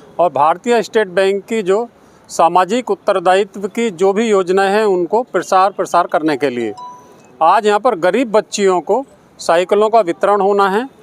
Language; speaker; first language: Hindi; native; Hindi